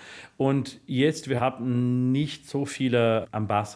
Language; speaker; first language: German; non-native, learner; English